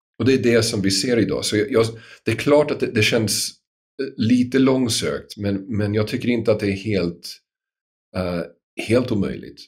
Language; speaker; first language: Swedish; non-native, fluent; English